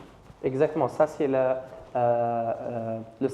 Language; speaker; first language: French; non-native, learner; Arabic